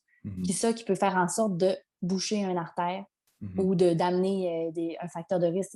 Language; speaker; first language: French; native; French